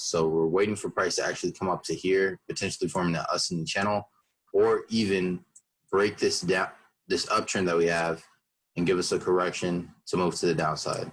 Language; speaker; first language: English; native; English